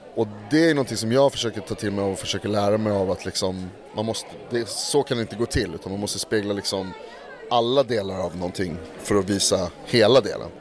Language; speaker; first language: Swedish; native; Swedish